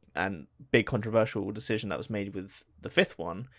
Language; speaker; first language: English; native; English